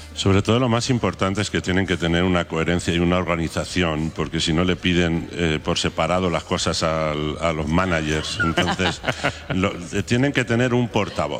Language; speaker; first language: Spanish; native; Spanish